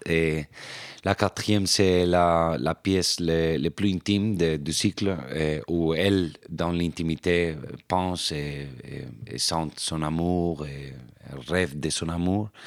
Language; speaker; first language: French; non-native, fluent; Spanish